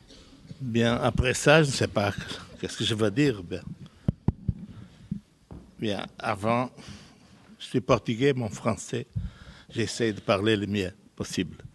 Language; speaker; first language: French; non-native, fluent; Portuguese